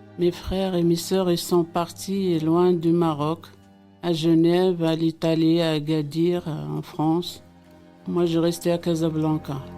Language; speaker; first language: French; non-native, local second language; Arabic